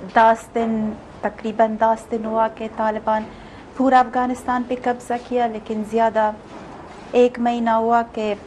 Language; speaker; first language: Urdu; non-native, fluent; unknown